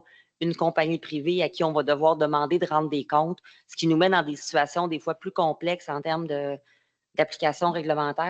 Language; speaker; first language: French; native; French